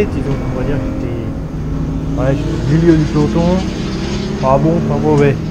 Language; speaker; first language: French; native; French